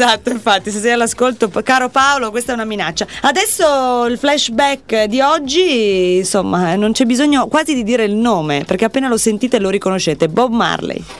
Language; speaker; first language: Italian; native; Italian